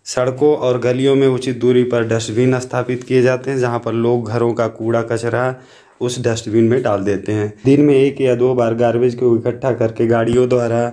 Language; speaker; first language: Hindi; native; Hindi